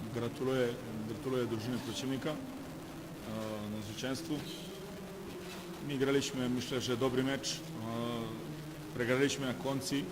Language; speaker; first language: Polish; non-native, learner; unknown